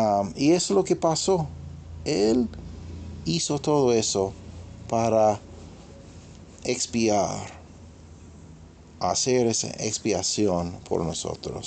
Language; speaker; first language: Spanish; non-native, fluent; English